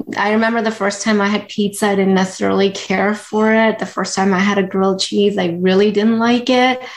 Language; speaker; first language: English; early bilingual, other home language; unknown